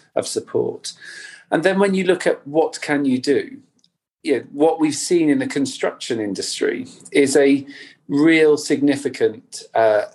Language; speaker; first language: English; native; English